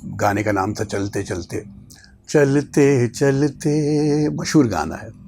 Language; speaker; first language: Urdu; native; Urdu